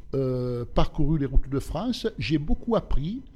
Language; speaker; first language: French; native; French